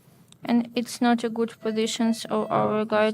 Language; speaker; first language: English; non-native, learner; Ukrainian